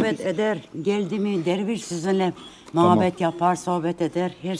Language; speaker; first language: Turkish; non-native, learner; Albanian